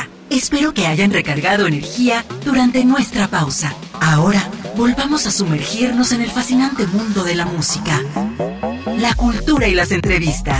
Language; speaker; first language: Spanish; native; Spanish